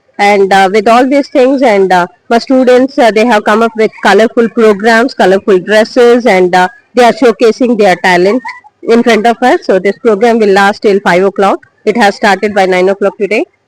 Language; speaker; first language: English; non-native, local second language; Telugu